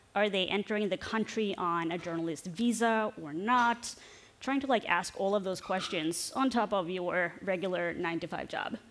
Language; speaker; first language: English; non-native, fluent; Norwegian